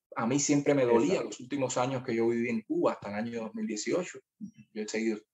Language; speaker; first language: Spanish; native; Spanish